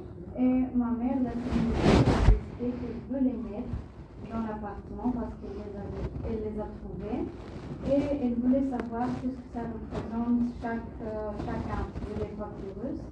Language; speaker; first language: French; non-native, learner; Bulgarian